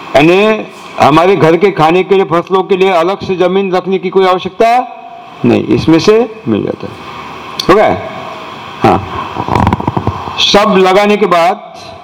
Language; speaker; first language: Hindi; non-native, local second language; Marathi